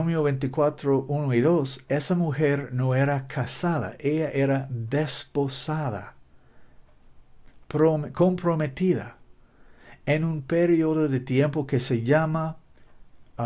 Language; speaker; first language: Spanish; non-native, learner; English